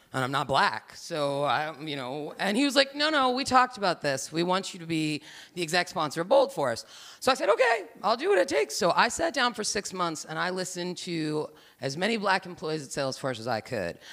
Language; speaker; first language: English; native; English